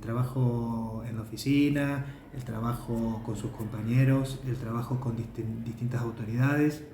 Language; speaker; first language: Spanish; native; Spanish